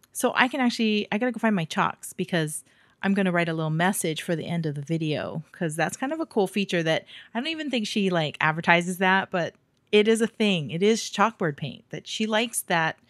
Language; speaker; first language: English; native; English